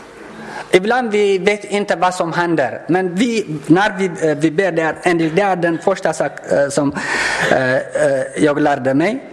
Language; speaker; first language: Swedish; non-native, learner; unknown